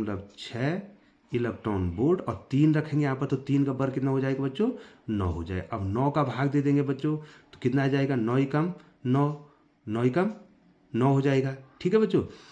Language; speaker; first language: Hindi; native; Hindi